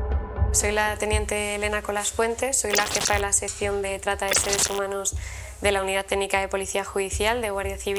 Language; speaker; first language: Spanish; native; Spanish